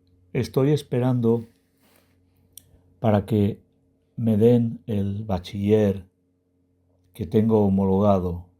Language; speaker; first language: Spanish; non-native, learner; Berber languages